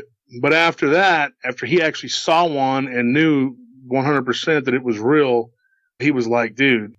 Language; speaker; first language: English; native; English